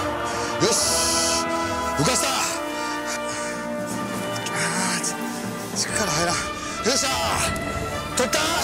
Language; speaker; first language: Japanese; native; Japanese